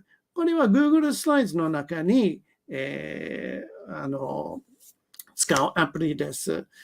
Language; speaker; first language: Japanese; non-native, learner; English